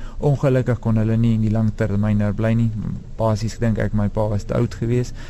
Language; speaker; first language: Afrikaans; native; Afrikaans